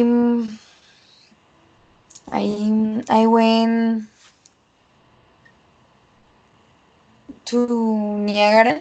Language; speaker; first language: English; non-native, learner; Spanish